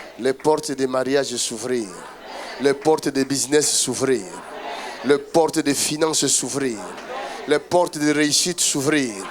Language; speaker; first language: French; non-native, local second language; Lingala